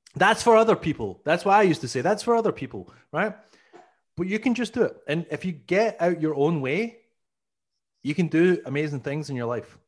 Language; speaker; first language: English; native; English